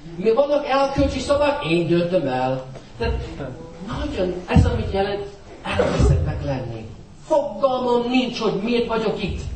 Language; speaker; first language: Hungarian; non-native, fluent; English